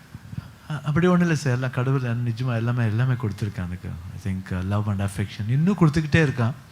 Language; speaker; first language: Tamil; non-native, local second language; Kannada